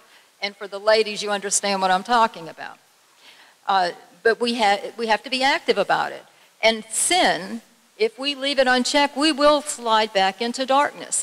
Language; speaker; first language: English; native; English